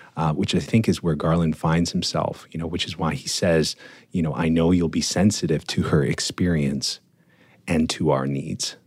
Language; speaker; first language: English; native; English